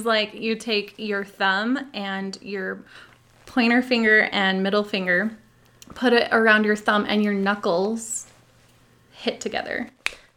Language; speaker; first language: English; native; English